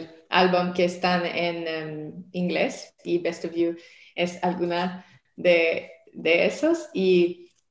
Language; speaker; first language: Spanish; non-native, learner; French